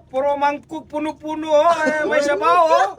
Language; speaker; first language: Filipino; non-native, learner; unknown